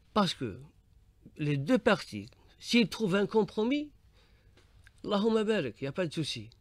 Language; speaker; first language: French; non-native, local second language; Arabic